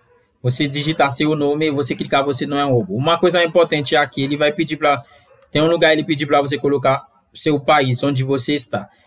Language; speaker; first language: Portuguese; non-native, fluent; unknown